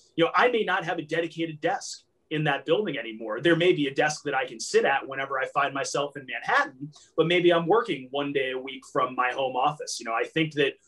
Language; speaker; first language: English; native; English